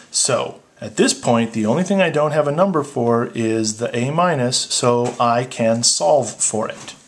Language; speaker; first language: English; native; English